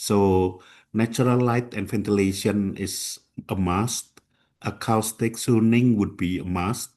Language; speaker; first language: English; non-native, fluent; Indonesian